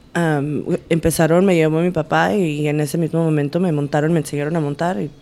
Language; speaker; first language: Spanish; early bilingual, heritage; Spanish